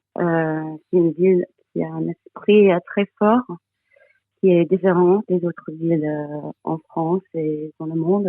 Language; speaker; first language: French; non-native, fluent; English